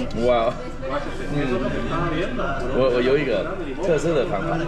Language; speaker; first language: Chinese; non-native, fluent; English